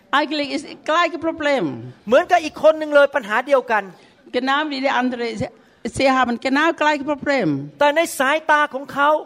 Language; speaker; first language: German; non-native, learner; Thai